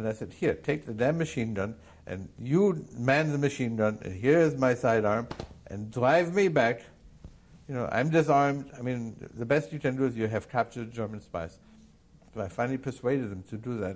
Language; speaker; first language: English; non-native, fluent; German